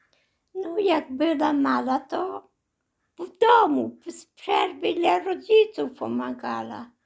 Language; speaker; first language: Polish; non-native, local second language; Belarusian